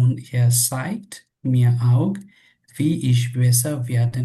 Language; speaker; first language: German; non-native, learner; Bangla